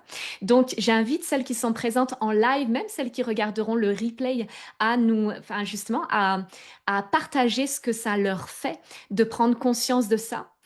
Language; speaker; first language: French; native; French